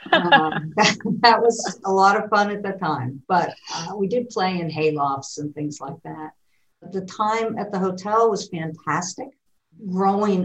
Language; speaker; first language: English; native; English